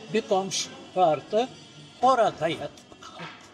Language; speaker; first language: Turkish; non-native, local second language; Greek